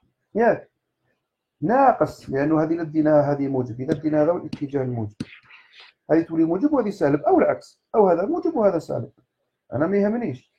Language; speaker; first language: Arabic; native; Arabic